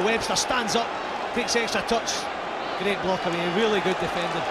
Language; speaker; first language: English; native; English